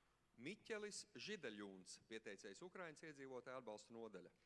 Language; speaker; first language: Latvian; native; Latvian